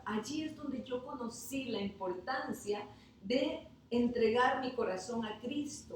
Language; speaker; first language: Spanish; native; Spanish